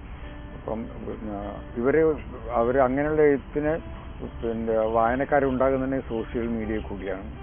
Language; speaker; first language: Malayalam; native; Malayalam